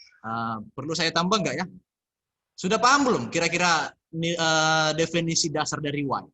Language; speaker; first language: Indonesian; native; Indonesian